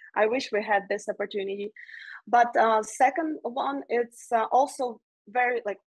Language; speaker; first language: English; non-native, fluent; Ukrainian